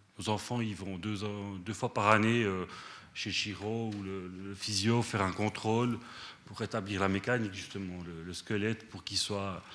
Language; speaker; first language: French; early bilingual, other home language; Spanish